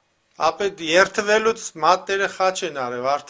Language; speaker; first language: Armenian; native; Armenian